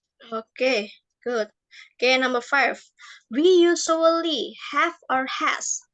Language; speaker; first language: English; non-native, fluent; Indonesian